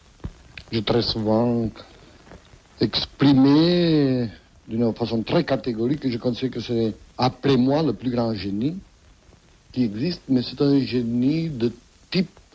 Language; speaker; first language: French; non-native, fluent; Catalan